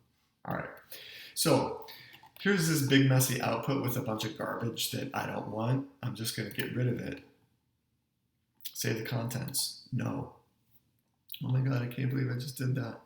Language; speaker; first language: English; native; English